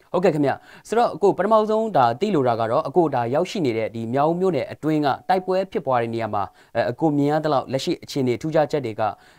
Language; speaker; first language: Burmese; native; Burmese